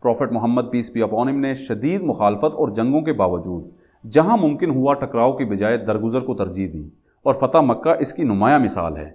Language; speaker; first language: Urdu; native; Urdu